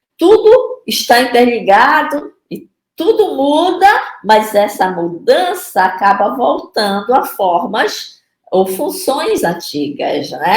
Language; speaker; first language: Portuguese; native; Portuguese